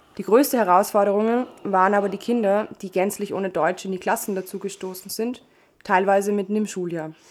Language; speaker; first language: German; native; German